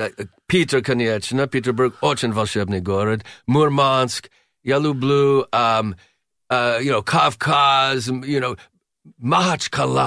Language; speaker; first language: Russian; non-native, learner; English